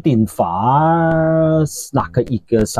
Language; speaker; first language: Norwegian; non-native, learner; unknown